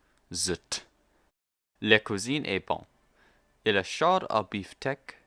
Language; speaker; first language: French; non-native, learner; English